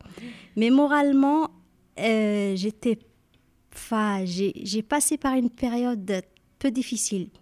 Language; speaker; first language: French; non-native, learner; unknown